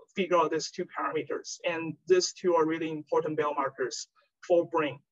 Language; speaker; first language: English; non-native, fluent; Chinese